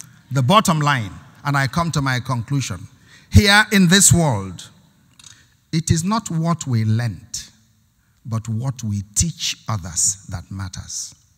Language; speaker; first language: English; non-native, local second language; Igbo